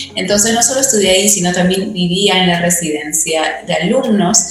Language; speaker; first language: Spanish; native; Spanish